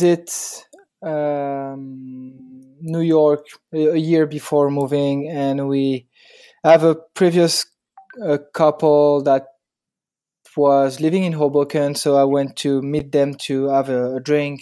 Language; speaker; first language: English; non-native, fluent; French